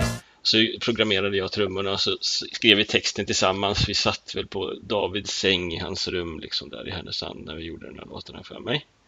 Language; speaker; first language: Swedish; native; Swedish